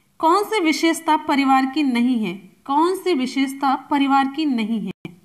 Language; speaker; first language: Hindi; native; Hindi